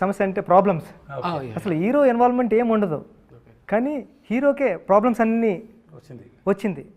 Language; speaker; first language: Telugu; native; Telugu